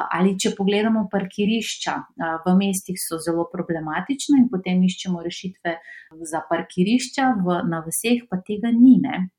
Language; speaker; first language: Slovenian; non-native, fluent; Macedonian